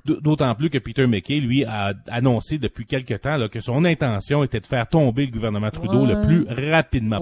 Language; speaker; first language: French; native; French